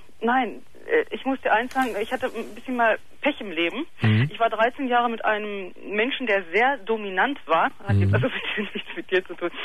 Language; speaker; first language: German; native; German